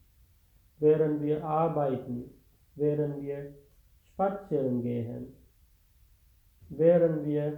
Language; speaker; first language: German; non-native, fluent; Sinhala